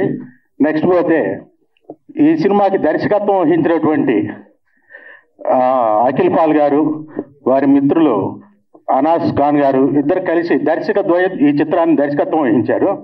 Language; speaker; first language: Telugu; native; Telugu